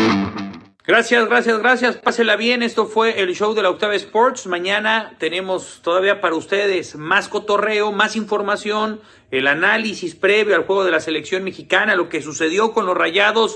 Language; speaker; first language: Spanish; native; Spanish